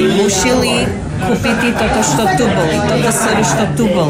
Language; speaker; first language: Slovak; early bilingual, heritage; English